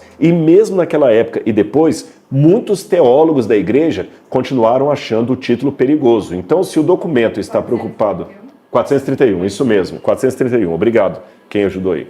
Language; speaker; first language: Portuguese; native; Portuguese